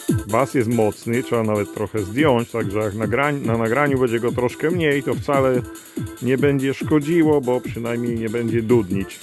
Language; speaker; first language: Polish; native; Polish